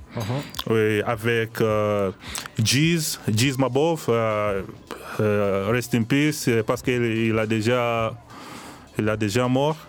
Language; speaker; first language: French; non-native, learner; Swahili